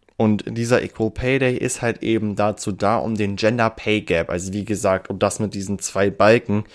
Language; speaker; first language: German; native; German